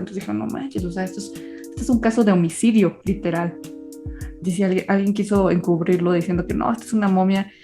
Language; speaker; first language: Spanish; native; Spanish